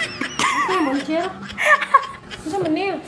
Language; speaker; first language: Filipino; non-native, local second language; Cebuano